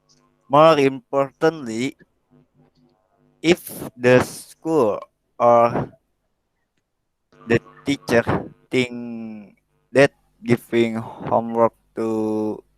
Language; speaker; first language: English; non-native, learner; Indonesian